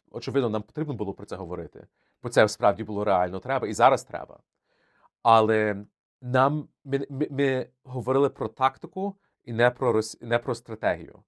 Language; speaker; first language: Ukrainian; early bilingual, heritage; Ukrainian